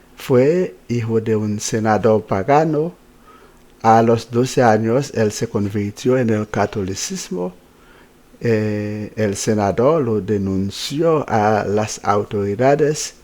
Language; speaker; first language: Spanish; non-native, fluent; Haitian Creole